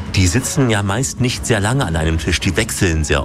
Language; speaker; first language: German; native; German